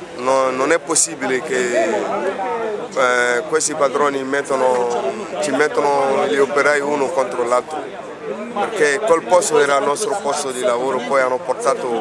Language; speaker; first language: Italian; non-native, fluent; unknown